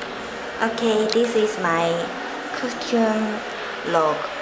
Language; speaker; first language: English; non-native, learner; Korean